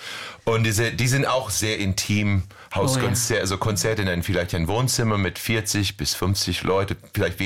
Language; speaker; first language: German; non-native, fluent; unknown